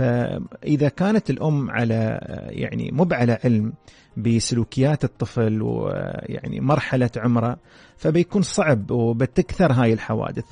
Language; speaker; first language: Arabic; native; Arabic